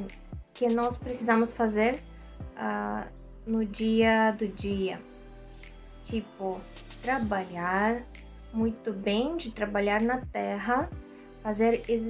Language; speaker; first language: Portuguese; non-native, learner; Russian